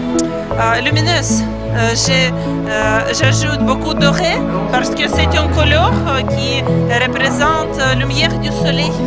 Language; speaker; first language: French; non-native, learner; Ukrainian